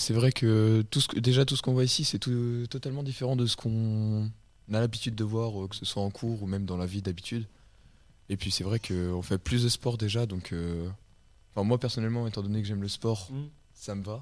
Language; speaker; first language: French; native; French